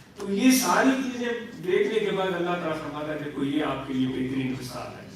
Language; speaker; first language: Urdu; non-native, local second language; Sindhi